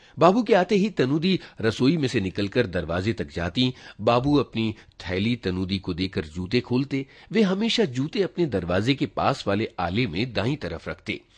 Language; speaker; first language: Hindi; native; Hindi